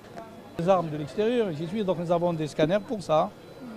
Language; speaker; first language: French; non-native, local second language; Arabic